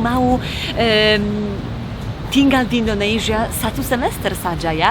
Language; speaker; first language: Indonesian; non-native, fluent; Polish